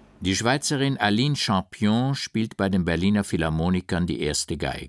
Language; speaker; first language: German; native; German